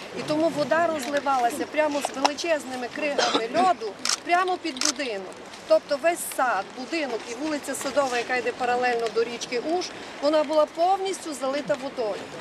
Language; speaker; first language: Ukrainian; native; Ukrainian